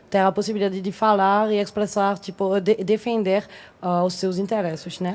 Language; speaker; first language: Portuguese; non-native, fluent; French